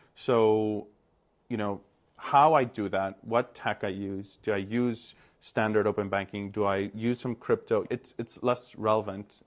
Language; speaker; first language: English; non-native, fluent; Greek